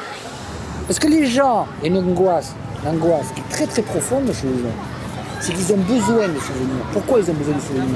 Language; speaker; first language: French; native; French